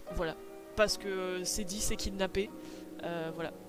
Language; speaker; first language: French; native; French